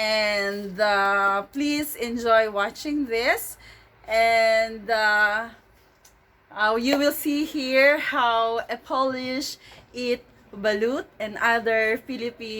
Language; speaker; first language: English; non-native, local second language; Filipino